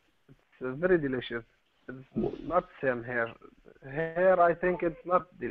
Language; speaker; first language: English; non-native, learner; Arabic